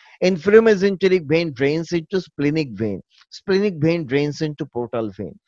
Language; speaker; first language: English; non-native, local second language; Bangla